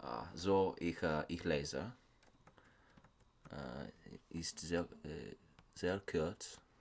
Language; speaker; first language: German; non-native, learner; English